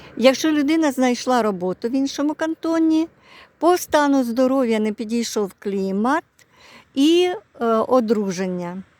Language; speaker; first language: Ukrainian; non-native, local second language; Russian